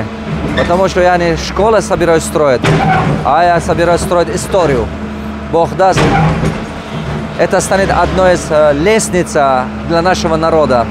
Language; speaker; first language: Russian; non-native, local second language; Tajik